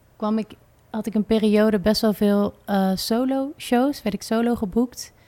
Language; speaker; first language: Dutch; native; Dutch